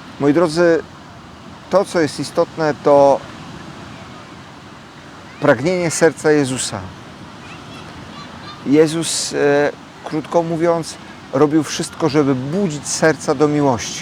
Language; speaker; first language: Polish; native; Polish